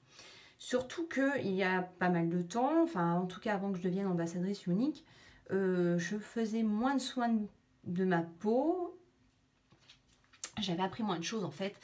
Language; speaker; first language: French; native; French